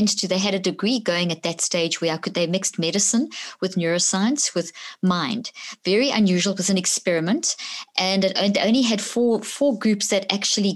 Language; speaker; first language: English; native; English